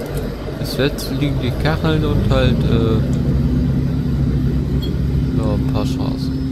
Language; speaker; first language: German; native; German